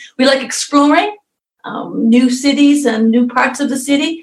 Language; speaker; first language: English; native; English